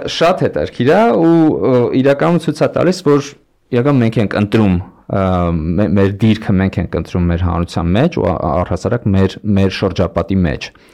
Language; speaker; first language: Armenian; native; Armenian